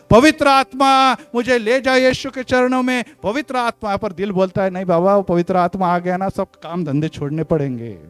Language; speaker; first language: Hindi; non-native, local second language; Marathi